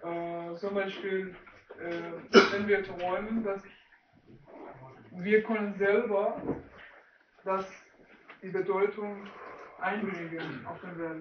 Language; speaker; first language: German; non-native, learner; Persian